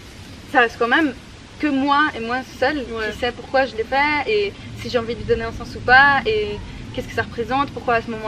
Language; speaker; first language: French; native; French